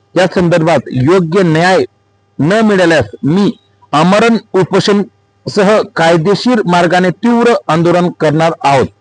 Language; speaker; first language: Marathi; native; Marathi